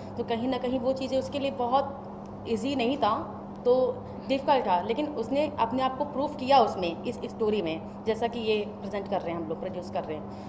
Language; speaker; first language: Hindi; native; Hindi